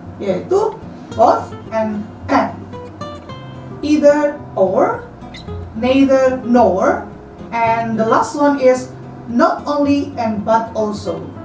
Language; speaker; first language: English; non-native, fluent; Indonesian